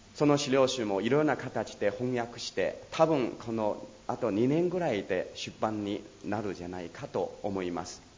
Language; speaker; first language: Japanese; non-native, fluent; Chinese